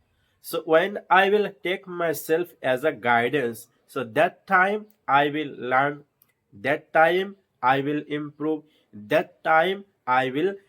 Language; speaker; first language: English; non-native, learner; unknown